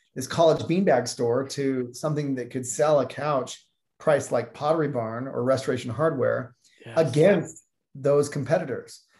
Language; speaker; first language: English; native; English